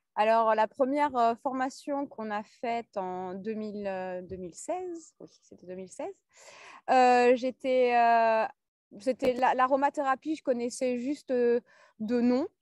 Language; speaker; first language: French; native; French